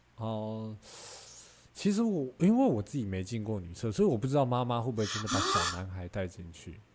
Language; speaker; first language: Chinese; native; Chinese